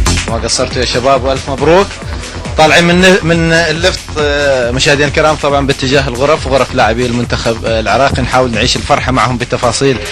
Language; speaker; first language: Arabic; native; Arabic